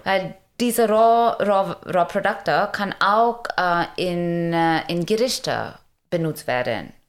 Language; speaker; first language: German; non-native, learner; Hindi